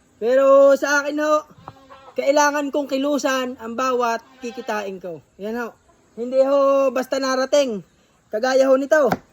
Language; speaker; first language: Filipino; native; Filipino